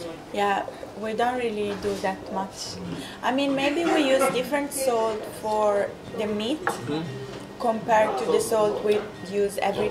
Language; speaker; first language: English; non-native, fluent; Italian